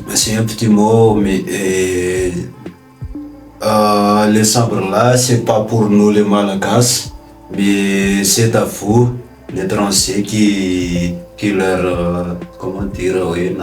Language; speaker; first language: French; non-native, local second language; Malagasy